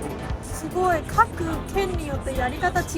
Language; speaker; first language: Japanese; non-native, fluent; Hindi